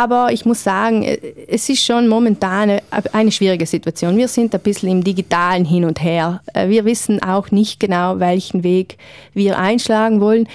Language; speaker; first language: German; native; German